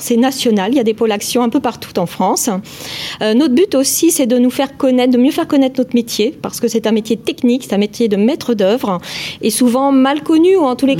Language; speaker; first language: French; native; French